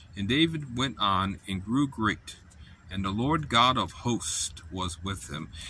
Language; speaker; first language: English; native; English